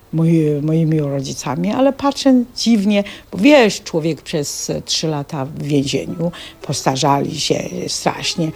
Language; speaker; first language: Polish; non-native, fluent; Chinese